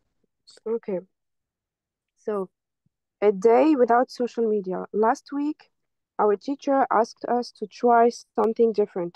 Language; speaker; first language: English; non-native, fluent; French